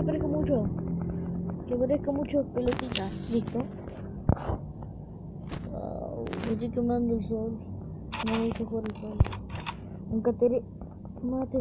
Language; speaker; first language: Spanish; native; Spanish